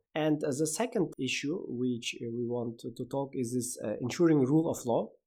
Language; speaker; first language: English; non-native, fluent; Uzbek